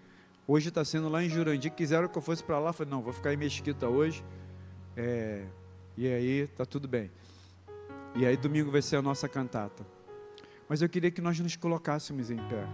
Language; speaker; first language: Portuguese; native; Portuguese